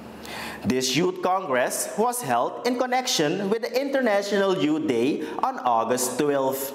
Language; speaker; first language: English; non-native, local second language; Dutch